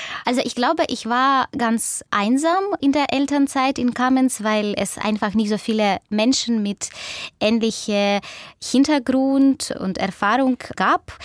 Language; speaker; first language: German; non-native, fluent; Russian